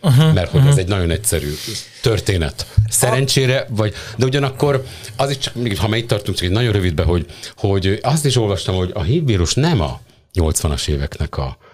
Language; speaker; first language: Hungarian; native; Hungarian